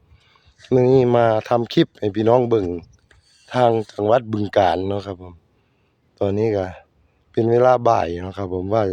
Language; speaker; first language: Thai; non-native, local second language; Northeastern Thai